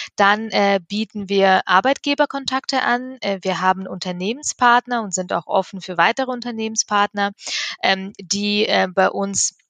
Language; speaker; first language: German; early bilingual, other home language; Russian